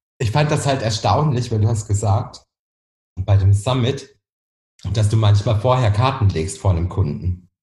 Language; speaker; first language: German; native; German